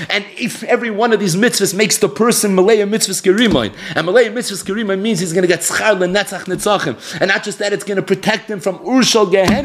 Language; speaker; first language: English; native; English